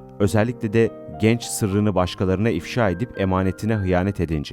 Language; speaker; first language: Turkish; native; Turkish